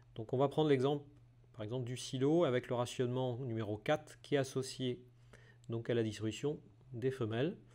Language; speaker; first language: French; native; French